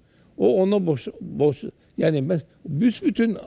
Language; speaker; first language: Turkish; early bilingual, heritage; Turkish